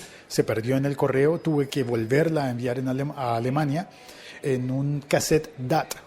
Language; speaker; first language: Spanish; native; Spanish